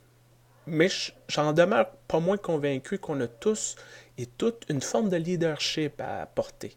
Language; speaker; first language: French; native; French